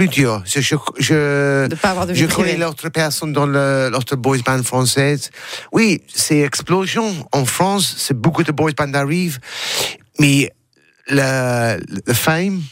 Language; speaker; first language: French; non-native, learner; English